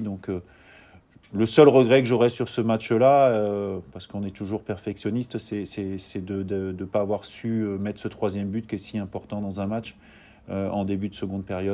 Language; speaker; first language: French; native; French